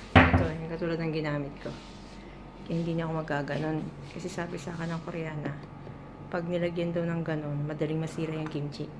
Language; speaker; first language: Filipino; native; Filipino